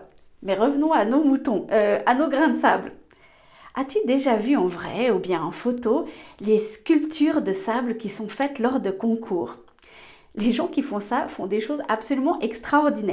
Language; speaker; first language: French; native; French